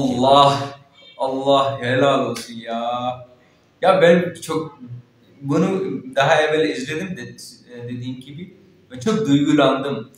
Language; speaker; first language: Turkish; non-native, fluent; Urdu